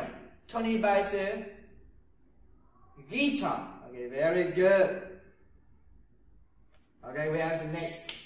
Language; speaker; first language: English; non-native, learner; Vietnamese